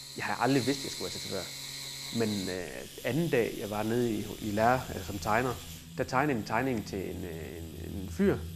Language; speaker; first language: Danish; early bilingual, other home language; Thai